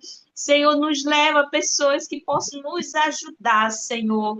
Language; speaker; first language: Portuguese; native; Portuguese